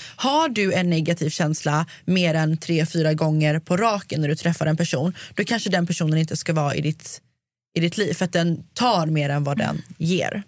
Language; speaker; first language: Swedish; native; Swedish